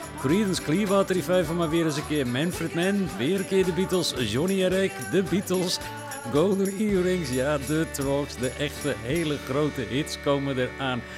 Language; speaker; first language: Dutch; native; Dutch